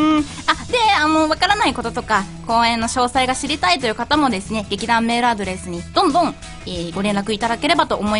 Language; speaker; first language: Japanese; native; Japanese